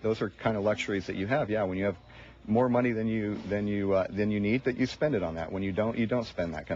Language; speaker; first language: English; native; English